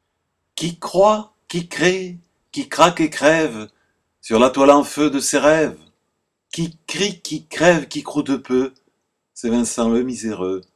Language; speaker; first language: French; native; French